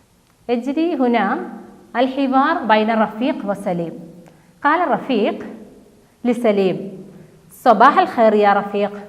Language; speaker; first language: Arabic; non-native, fluent; Malayalam